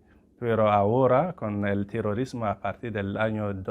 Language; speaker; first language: Spanish; non-native, fluent; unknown